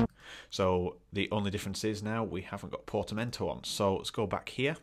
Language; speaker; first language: English; native; English